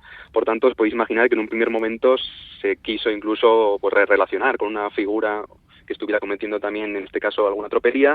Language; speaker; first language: Spanish; native; Spanish